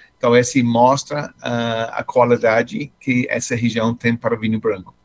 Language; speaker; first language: Portuguese; non-native, fluent; English